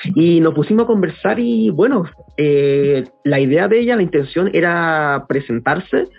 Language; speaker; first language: Spanish; native; Spanish